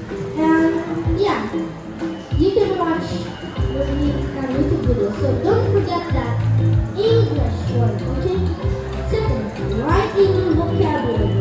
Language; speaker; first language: English; non-native, learner; Indonesian